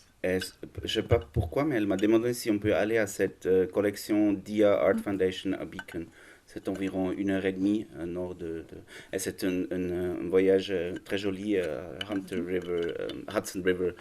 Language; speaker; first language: French; non-native, learner; German